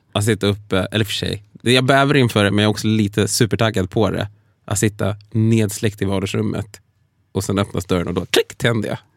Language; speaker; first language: Swedish; native; Swedish